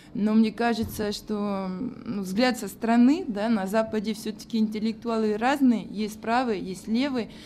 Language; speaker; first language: Russian; non-native, fluent; French